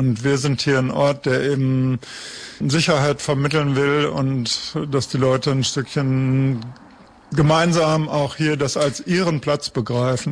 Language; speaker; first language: German; native; German